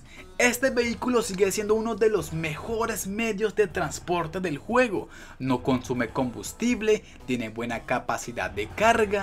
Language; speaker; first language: Spanish; native; Spanish